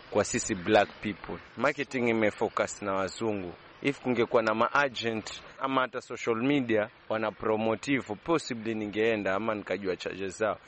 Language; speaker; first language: Swahili; native; Swahili